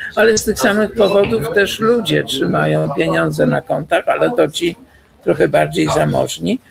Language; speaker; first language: Polish; native; Polish